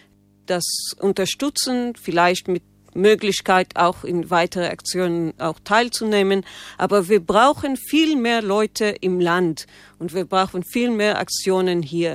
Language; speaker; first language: German; non-native, learner; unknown